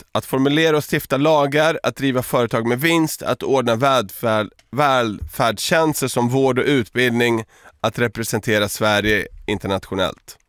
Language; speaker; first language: Swedish; early bilingual, other home language; Serbian